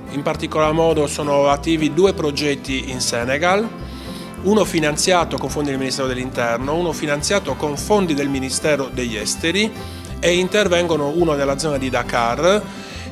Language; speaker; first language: Italian; native; Italian